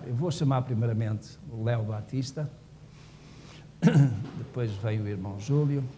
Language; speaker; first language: Portuguese; native; Portuguese